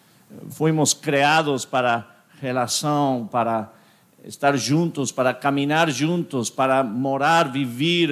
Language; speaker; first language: Portuguese; non-native, fluent; English